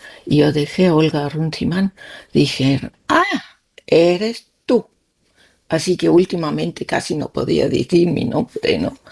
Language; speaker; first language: Spanish; non-native, learner; Danish